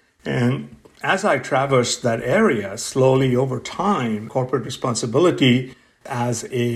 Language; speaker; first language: English; non-native, local second language; Bangla